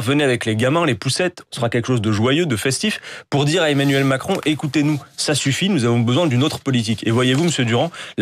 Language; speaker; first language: French; native; French